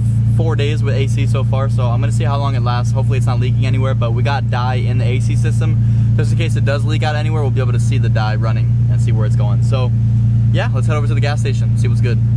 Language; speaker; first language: English; native; English